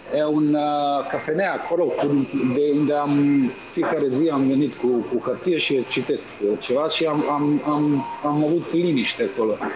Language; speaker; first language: Romanian; non-native, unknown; Serbian